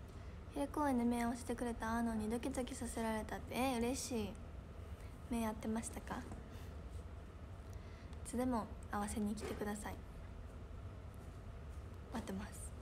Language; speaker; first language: Japanese; native; Japanese